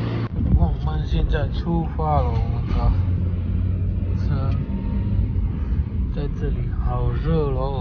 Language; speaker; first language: Chinese; non-native, fluent; Hindi